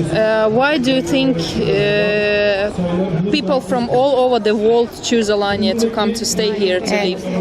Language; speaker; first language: English; non-native, fluent; Russian